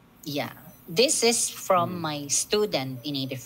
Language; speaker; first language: English; non-native, local second language; Filipino